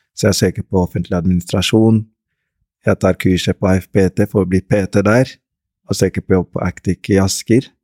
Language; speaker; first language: Norwegian; early bilingual, other home language; Rundi